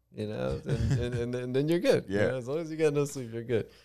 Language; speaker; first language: English; early bilingual, other home language; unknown